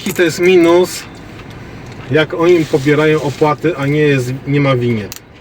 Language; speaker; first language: Polish; native; Polish